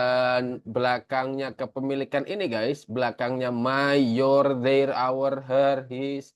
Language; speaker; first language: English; non-native, learner; Indonesian